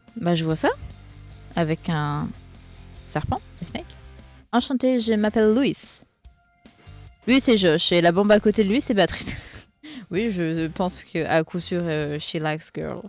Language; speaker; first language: French; native; French